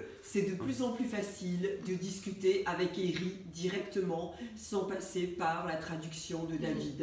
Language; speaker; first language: French; native; French